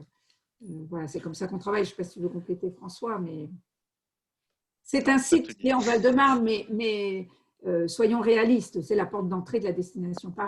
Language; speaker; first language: French; native; French